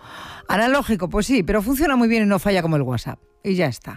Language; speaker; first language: Spanish; native; Spanish